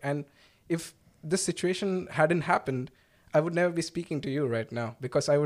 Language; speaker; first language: English; non-native, local second language; Malayalam